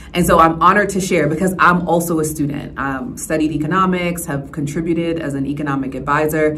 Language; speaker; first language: English; native; English